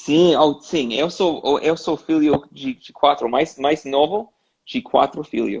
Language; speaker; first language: Portuguese; non-native, learner; English